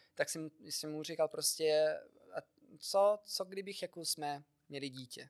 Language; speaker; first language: Czech; non-native, fluent; Italian